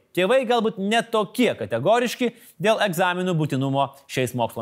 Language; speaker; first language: Lithuanian; native; Lithuanian